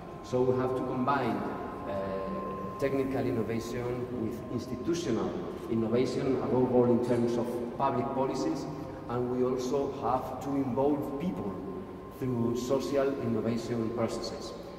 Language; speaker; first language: English; non-native, fluent; Spanish